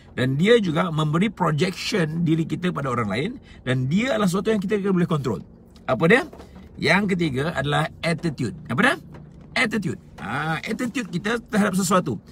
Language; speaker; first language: Malay; native; Malay